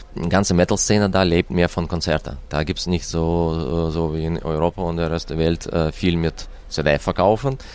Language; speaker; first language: German; non-native, fluent; Russian